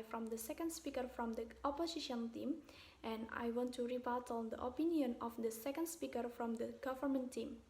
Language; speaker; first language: English; non-native, learner; Indonesian